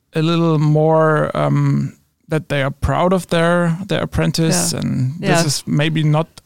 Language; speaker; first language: English; non-native, fluent; German